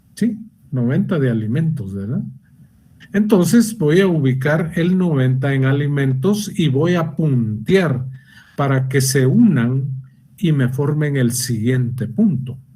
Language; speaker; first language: Spanish; native; Spanish